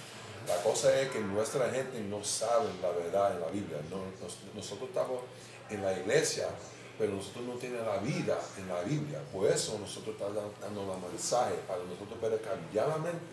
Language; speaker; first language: Spanish; non-native, fluent; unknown